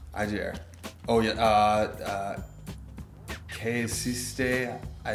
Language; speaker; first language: Spanish; non-native, learner; English